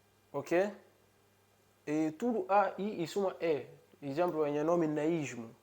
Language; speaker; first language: Portuguese; non-native, local second language; Upper Guinea Crioulo